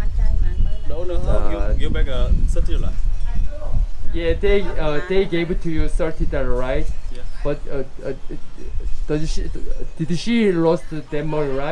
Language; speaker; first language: English; non-native, learner; Korean